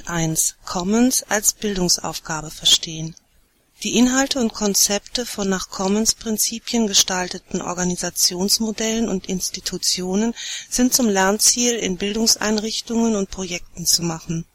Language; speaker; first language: German; native; German